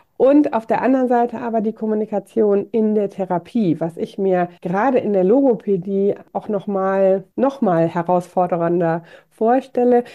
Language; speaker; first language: German; native; German